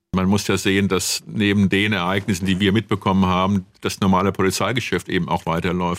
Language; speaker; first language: German; native; German